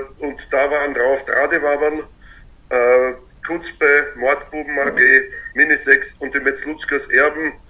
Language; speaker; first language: German; native; German